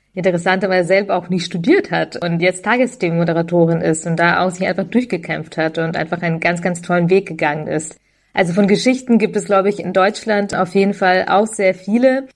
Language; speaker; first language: German; early bilingual, other home language; Ukrainian